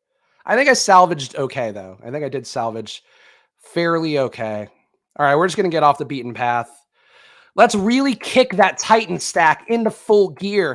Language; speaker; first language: English; native; English